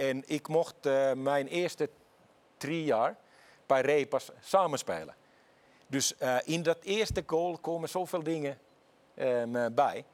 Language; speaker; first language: Dutch; non-native, fluent; Finnish